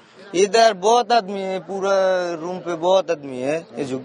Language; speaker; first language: Hindi; non-native, learner; Bangla